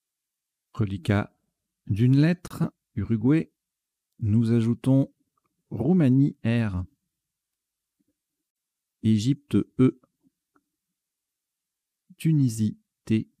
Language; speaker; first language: French; native; French